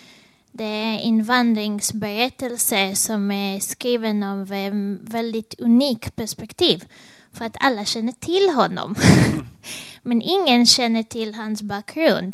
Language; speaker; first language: Swedish; non-native, fluent; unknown